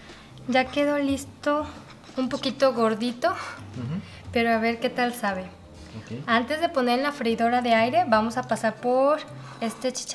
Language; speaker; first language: Spanish; non-native, fluent; Korean